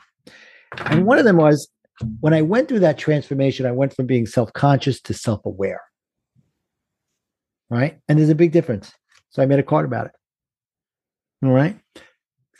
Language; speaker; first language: English; native; English